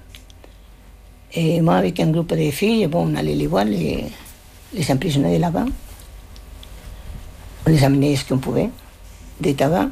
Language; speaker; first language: French; non-native, fluent; Spanish